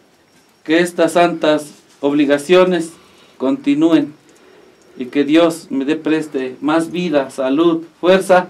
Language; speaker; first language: Spanish; native; Spanish